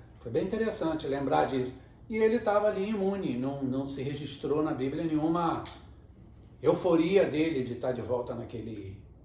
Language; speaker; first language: Portuguese; native; Portuguese